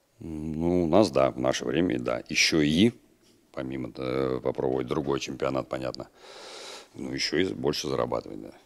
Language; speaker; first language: Russian; native; Russian